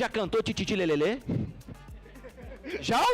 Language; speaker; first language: Portuguese; native; Portuguese